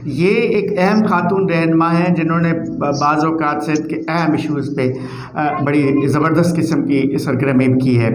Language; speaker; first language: Urdu; native; Urdu